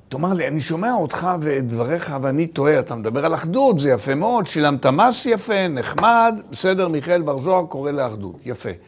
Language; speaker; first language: Hebrew; native; Hebrew